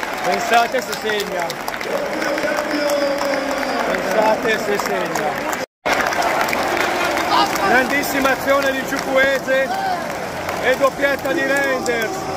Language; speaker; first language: Italian; native; Italian